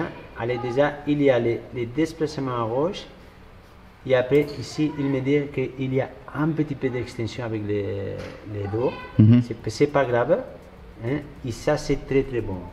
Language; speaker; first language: French; non-native, learner; Spanish